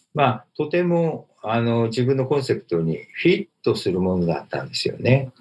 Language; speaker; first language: Japanese; native; Japanese